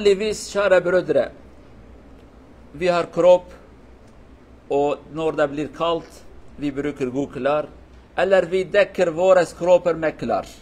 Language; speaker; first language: Swedish; non-native, learner; Kurdish